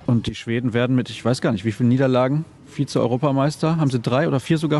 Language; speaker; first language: German; native; German